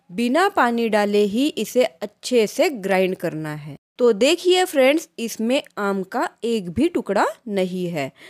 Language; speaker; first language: Hindi; non-native, local second language; Marathi